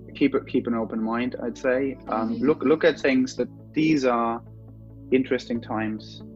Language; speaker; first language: English; non-native, fluent; German